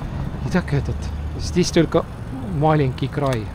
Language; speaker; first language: Russian; non-native, local second language; Estonian